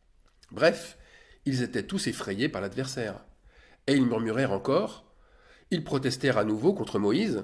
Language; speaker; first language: French; native; French